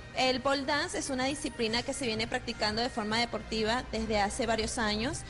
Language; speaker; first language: Spanish; native; Spanish